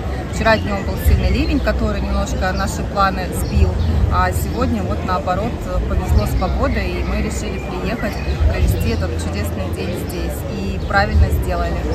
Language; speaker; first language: Russian; native; Russian